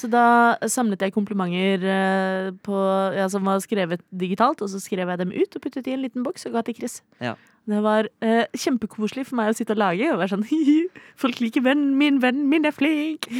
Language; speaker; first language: Norwegian; native; Norwegian